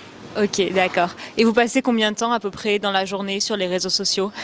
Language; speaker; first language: French; native; French